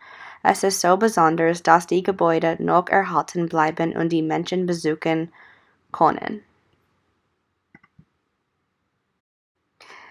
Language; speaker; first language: German; non-native, learner; English